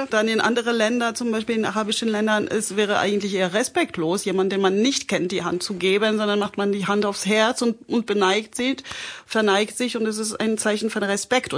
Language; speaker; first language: German; non-native, fluent; French